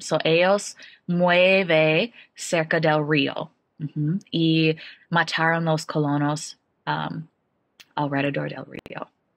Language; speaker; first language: Spanish; non-native, learner; English